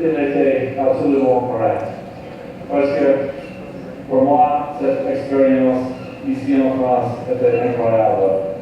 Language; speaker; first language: French; non-native, learner; English